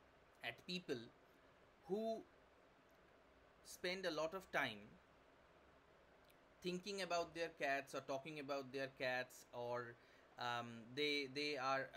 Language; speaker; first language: English; non-native, local second language; Bangla